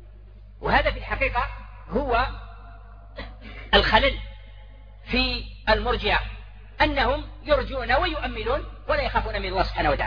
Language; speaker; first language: Arabic; native; Arabic